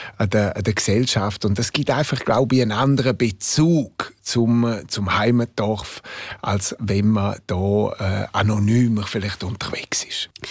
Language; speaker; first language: German; non-native, local second language; Romansh